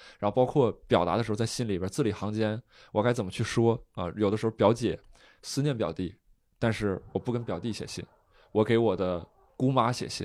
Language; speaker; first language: Chinese; native; Chinese